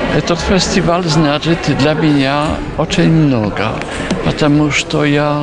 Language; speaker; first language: Russian; non-native, fluent; Polish